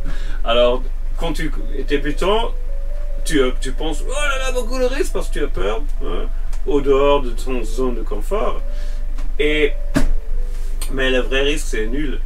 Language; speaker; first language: French; non-native, fluent; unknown